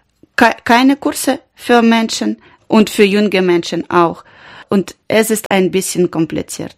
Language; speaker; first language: German; non-native, learner; Ukrainian